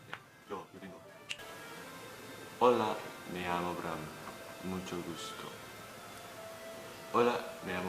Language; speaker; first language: Spanish; non-native, learner; Indonesian